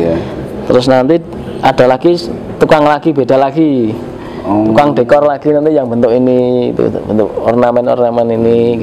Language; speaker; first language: Indonesian; native; Indonesian